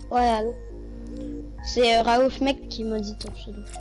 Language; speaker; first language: French; native; French